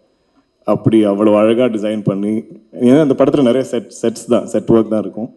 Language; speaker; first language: Tamil; non-native, local second language; Malayalam